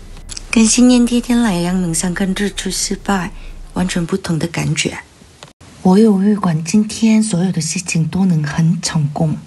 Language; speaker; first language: Chinese; non-native, learner; Korean